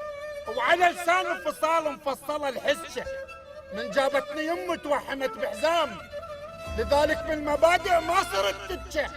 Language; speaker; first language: Arabic; native; Arabic